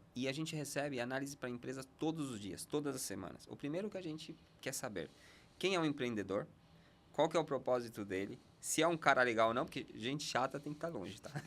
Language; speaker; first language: Portuguese; non-native, fluent; Spanish